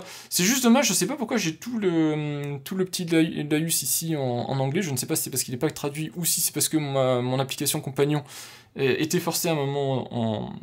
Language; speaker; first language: French; native; French